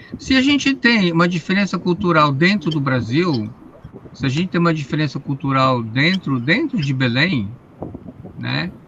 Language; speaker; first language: Portuguese; native; Portuguese